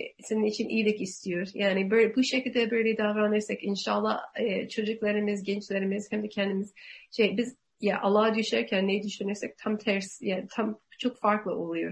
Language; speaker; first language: Turkish; non-native, learner; English